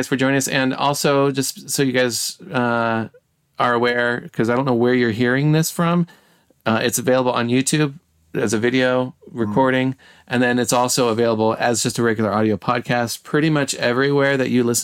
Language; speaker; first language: English; native; English